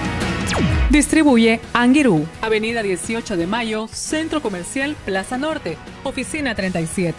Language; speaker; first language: Spanish; native; Spanish